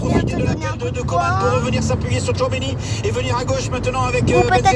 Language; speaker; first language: French; native; French